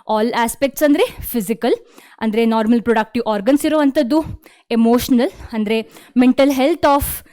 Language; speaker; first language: Kannada; native; Kannada